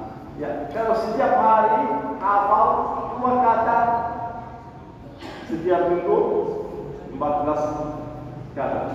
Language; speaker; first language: Indonesian; non-native, learner; Arabic